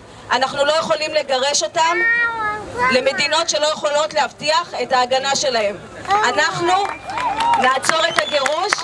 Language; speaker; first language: Hebrew; early bilingual, other home language; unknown